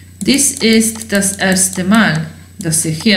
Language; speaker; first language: German; non-native, fluent; Serbian